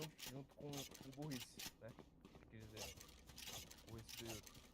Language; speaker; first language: Portuguese; native; Portuguese